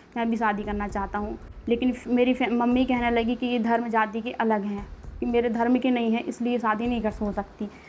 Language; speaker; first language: Hindi; native; Hindi